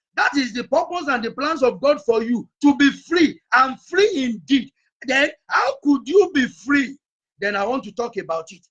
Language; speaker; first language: English; non-native, local second language; Yoruba